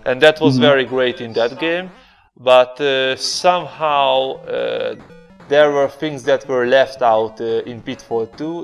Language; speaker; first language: English; non-native, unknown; Hungarian